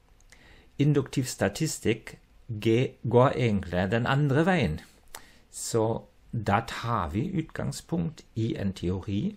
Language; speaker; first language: Norwegian; non-native, fluent; German